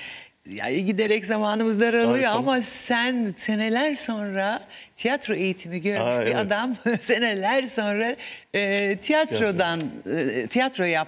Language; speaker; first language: Turkish; native; Turkish